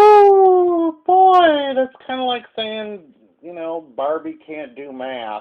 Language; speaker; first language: English; native; English